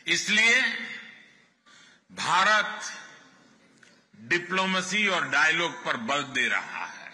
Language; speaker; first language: Hindi; non-native, local second language; Gujarati